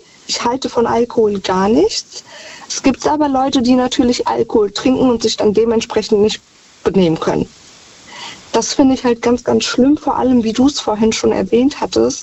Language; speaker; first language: German; native; German